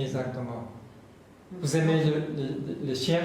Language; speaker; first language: French; non-native, learner; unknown